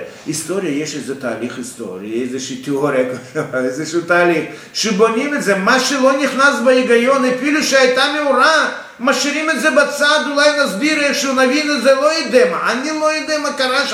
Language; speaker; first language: Hebrew; non-native, fluent; Russian